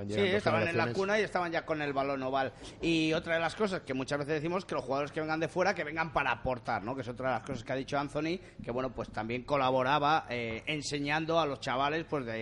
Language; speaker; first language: Spanish; native; Spanish